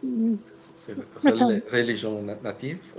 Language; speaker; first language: French; non-native, fluent; English